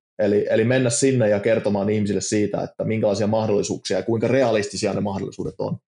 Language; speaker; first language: Finnish; native; Finnish